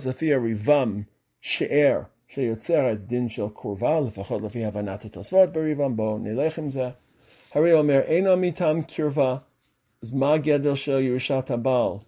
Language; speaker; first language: Hebrew; non-native, fluent; English